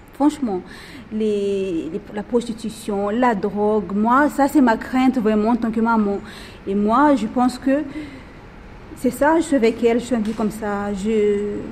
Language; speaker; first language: French; non-native, local second language; Malagasy